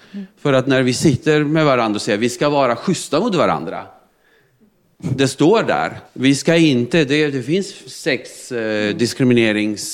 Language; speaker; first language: Swedish; non-native, fluent; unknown